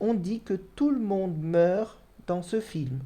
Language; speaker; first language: French; non-native, fluent; Portuguese